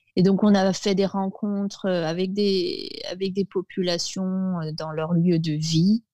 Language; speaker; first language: French; native; French